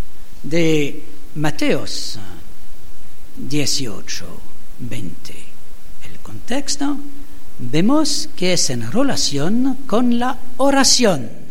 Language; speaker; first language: Spanish; non-native, learner; German